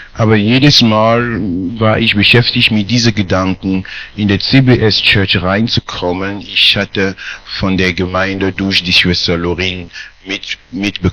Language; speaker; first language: German; non-native, fluent; French